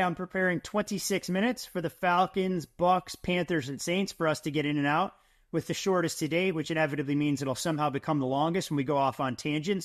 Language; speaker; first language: English; native; English